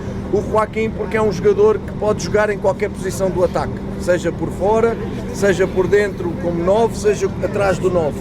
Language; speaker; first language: Portuguese; native; Portuguese